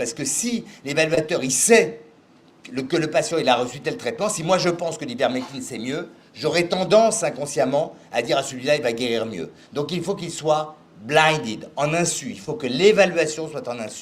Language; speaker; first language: French; native; French